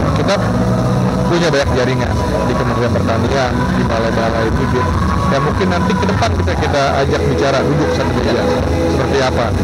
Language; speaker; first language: Indonesian; native; Indonesian